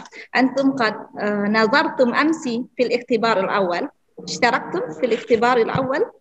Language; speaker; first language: Arabic; non-native, fluent; Indonesian